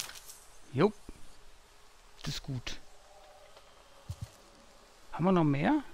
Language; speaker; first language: German; native; German